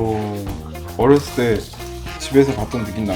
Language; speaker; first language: Korean; native; Korean